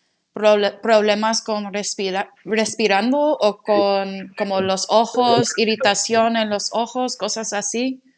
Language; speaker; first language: Spanish; non-native, fluent; English